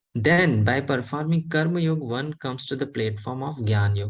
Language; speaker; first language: English; non-native, local second language; Hindi